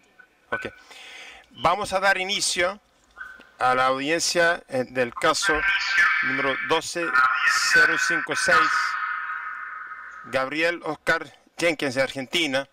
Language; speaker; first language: Spanish; non-native, fluent; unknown